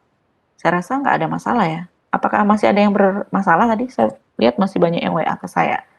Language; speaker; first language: Indonesian; native; Indonesian